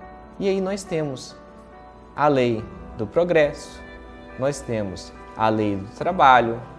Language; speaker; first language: Portuguese; native; Portuguese